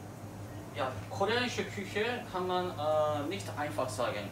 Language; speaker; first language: German; non-native, learner; Korean